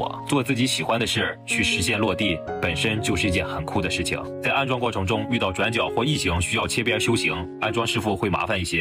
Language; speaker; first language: Chinese; native; Chinese